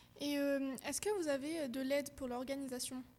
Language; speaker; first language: French; native; French